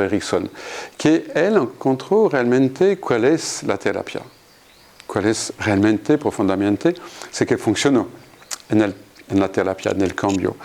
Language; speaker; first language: Spanish; non-native, fluent; French